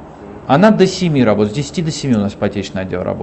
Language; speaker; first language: Russian; native; Russian